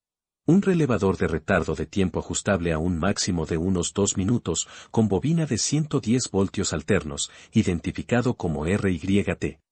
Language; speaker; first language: Spanish; native; Spanish